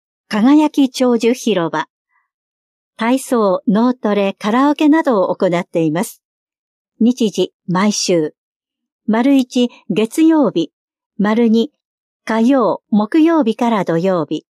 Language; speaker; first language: Japanese; native; Japanese